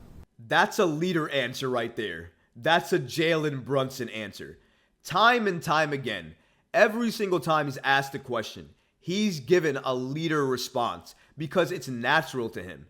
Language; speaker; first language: English; native; English